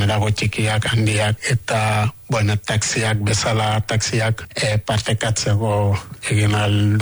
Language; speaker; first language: Basque; non-native, learner; Wolof